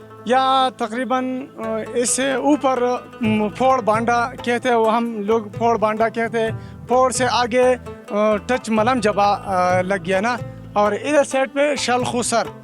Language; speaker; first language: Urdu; non-native, local second language; Pashto